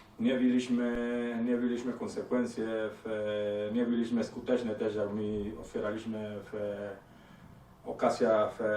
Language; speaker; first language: Polish; non-native, learner; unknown